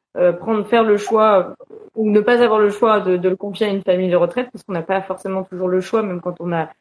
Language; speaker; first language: French; native; French